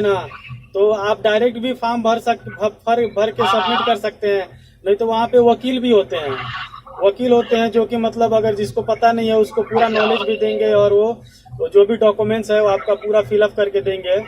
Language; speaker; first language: Hindi; native; Hindi